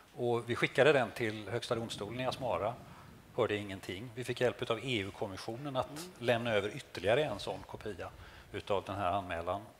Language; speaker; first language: Swedish; native; Swedish